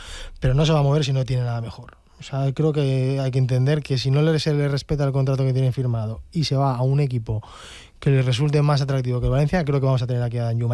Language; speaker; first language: Spanish; native; Spanish